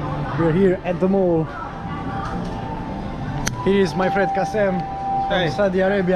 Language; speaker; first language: English; non-native, fluent; Italian